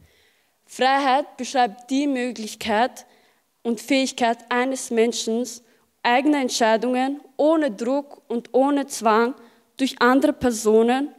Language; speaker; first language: German; early bilingual, other home language; Albanian